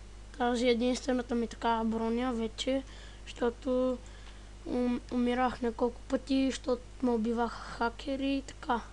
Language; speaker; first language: Bulgarian; native; Bulgarian